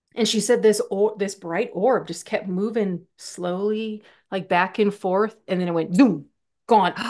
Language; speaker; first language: English; native; English